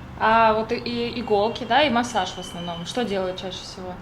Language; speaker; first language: Russian; native; Russian